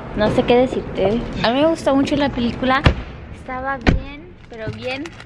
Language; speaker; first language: Spanish; early bilingual, heritage; Spanish